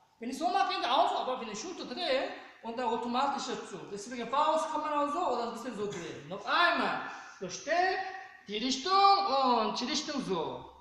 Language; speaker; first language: German; non-native, learner; Korean